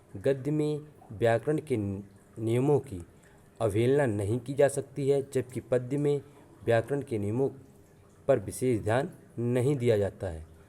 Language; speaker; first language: Hindi; native; Hindi